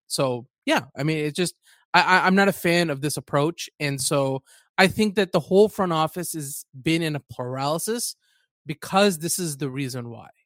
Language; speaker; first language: English; early bilingual, other home language; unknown